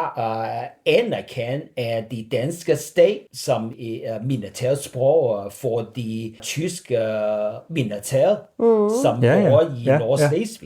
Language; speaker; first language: Danish; non-native, learner; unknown